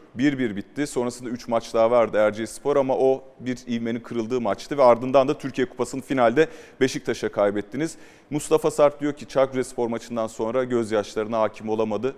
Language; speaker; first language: Turkish; native; Turkish